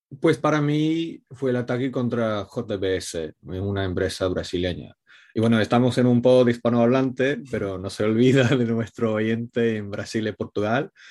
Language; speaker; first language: Spanish; non-native, fluent; Italian